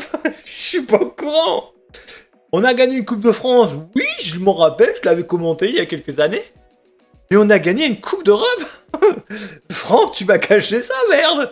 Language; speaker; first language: French; native; French